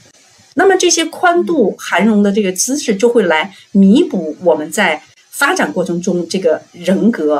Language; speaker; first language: Chinese; native; Chinese